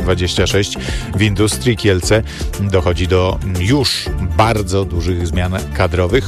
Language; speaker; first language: Polish; native; Polish